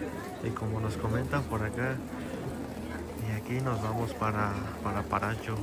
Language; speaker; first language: Spanish; native; Spanish